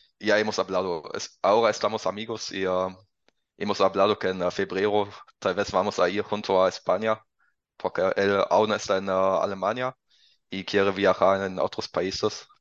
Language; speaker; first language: Spanish; non-native, learner; German